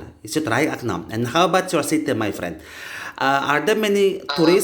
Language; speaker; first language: English; non-native, learner; Indonesian